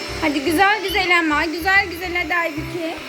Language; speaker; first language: Turkish; native; Turkish